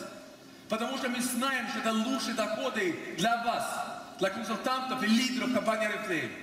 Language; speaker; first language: Russian; non-native, fluent; Swedish